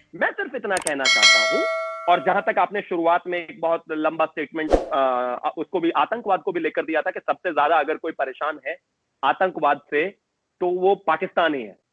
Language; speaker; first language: Hindi; native; Hindi